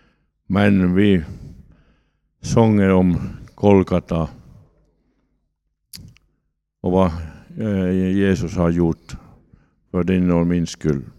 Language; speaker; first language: Swedish; non-native, fluent; Finnish